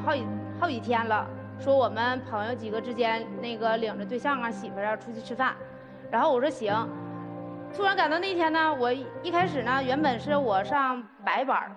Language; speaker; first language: Chinese; native; Chinese